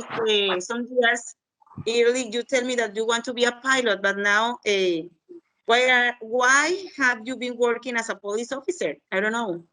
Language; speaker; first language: English; non-native, learner; Spanish